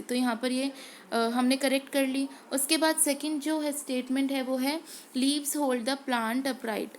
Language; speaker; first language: Hindi; native; Hindi